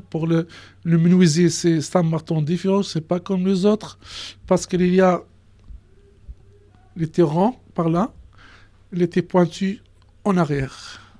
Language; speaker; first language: French; non-native, learner; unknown